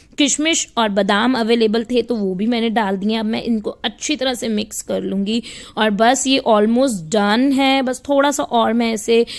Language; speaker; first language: Hindi; native; Hindi